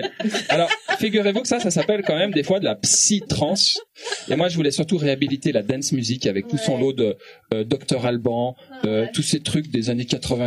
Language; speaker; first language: French; native; French